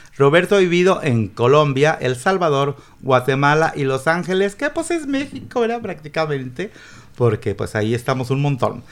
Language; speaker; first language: Spanish; native; Spanish